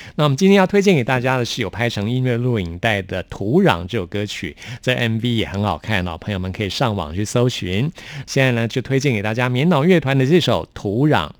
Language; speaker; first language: Chinese; native; Chinese